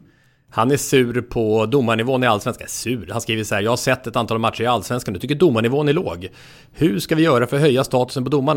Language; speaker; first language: Swedish; native; Swedish